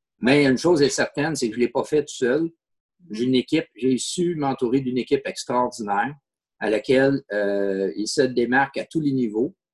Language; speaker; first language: French; native; French